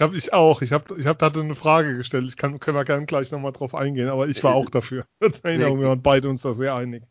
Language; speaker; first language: German; native; German